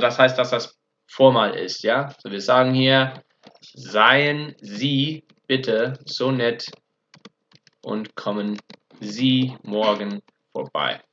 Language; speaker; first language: German; non-native, fluent; English